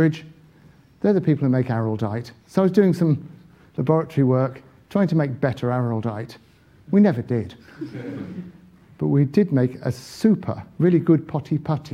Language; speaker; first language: English; native; English